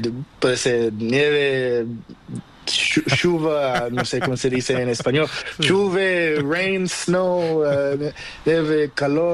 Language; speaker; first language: Spanish; non-native, learner; Portuguese